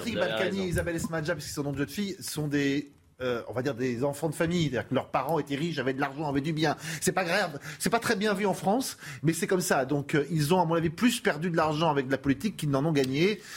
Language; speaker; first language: French; non-native, fluent; English